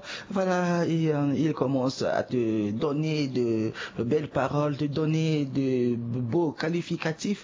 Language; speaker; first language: French; native; French